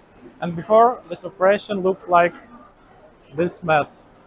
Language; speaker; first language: English; non-native, learner; Ukrainian